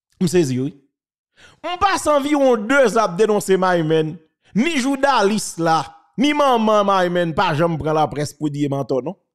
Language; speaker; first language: French; non-native, local second language; Haitian Creole